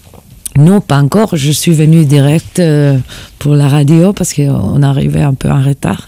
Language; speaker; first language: French; non-native, fluent; Spanish